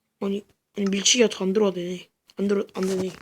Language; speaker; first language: Korean; native; Korean